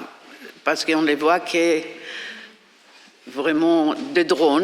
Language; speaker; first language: French; non-native, fluent; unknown